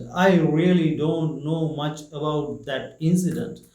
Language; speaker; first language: English; non-native, local second language; Sinhala